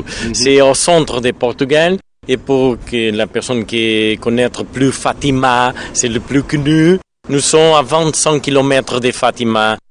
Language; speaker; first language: French; non-native, learner; Portuguese